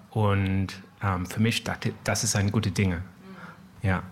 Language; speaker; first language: German; non-native, learner; French